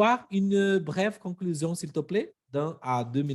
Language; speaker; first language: French; non-native, fluent; Portuguese